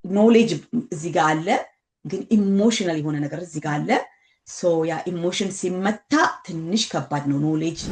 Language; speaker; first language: Amharic; native; Amharic